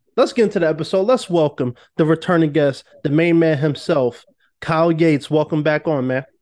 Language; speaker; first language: English; native; English